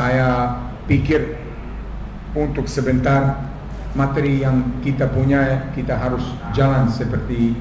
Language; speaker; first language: Indonesian; non-native, fluent; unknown